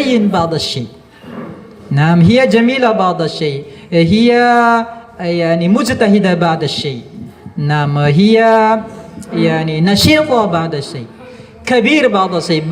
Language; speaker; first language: Arabic; non-native, fluent; Indonesian